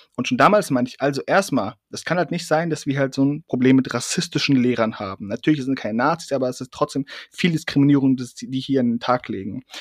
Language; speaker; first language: German; early bilingual, other home language; Persian